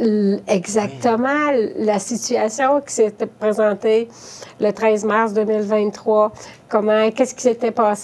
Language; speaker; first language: French; native; French